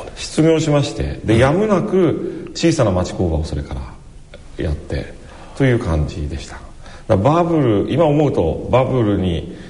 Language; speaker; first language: Japanese; native; Japanese